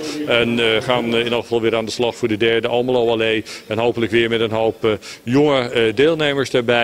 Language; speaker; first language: Dutch; native; Dutch